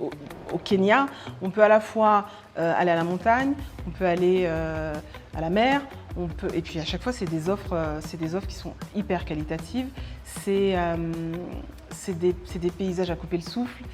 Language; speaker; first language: French; early bilingual, other home language; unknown